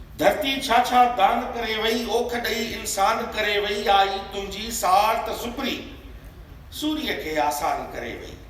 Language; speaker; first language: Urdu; non-native, local second language; Sindhi